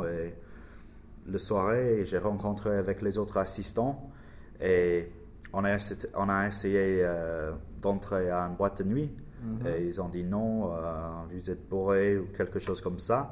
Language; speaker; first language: French; non-native, learner; English